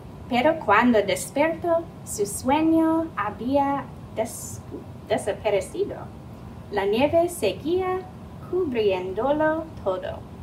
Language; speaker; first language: Spanish; non-native, fluent; English